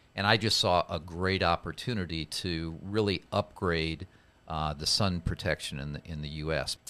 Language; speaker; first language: English; native; English